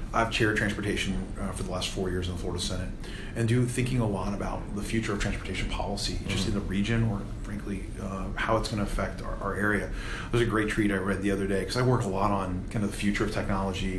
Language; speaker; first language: English; native; English